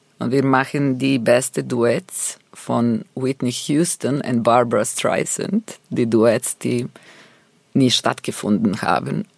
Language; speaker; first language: German; non-native, fluent; Serbian